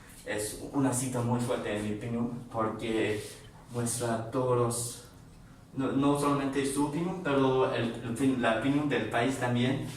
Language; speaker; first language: Spanish; non-native, learner; English